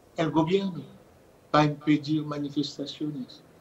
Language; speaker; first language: Spanish; non-native, fluent; Haitian Creole